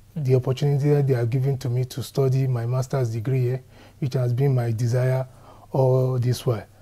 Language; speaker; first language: English; non-native, local second language; Yoruba